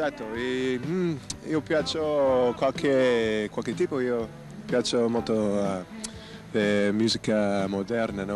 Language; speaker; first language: Italian; non-native, learner; English